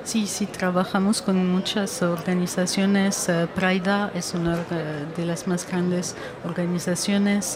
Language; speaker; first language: Spanish; non-native, fluent; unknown